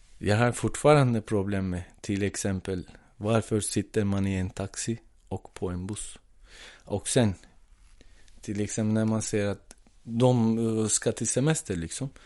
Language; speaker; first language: Swedish; non-native, fluent; Turkish